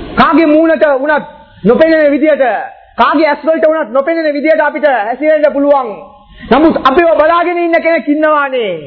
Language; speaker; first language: Sinhala; non-native, local second language; Tamil